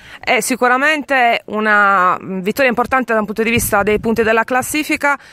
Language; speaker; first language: Italian; native; Italian